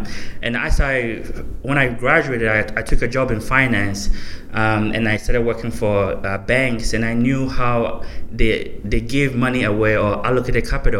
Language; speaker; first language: English; non-native, local second language; Akan